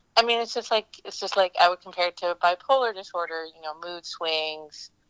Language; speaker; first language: English; native; English